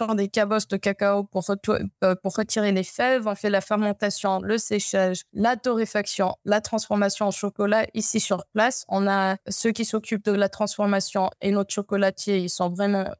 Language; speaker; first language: French; non-native, fluent; Amharic